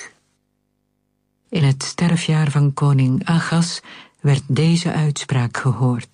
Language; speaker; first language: Dutch; native; Dutch